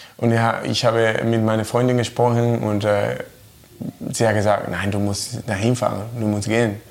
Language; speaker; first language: German; non-native, learner; Spanish